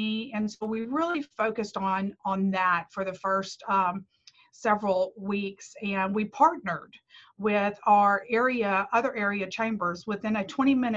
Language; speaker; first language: English; native; English